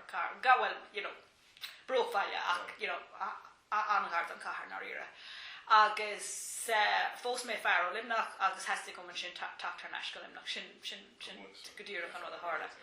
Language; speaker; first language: Irish; non-native, local second language; English